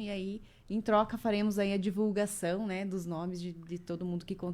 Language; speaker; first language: Portuguese; native; Portuguese